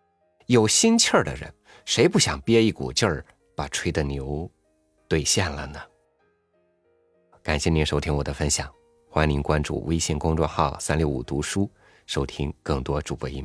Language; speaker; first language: Chinese; native; Chinese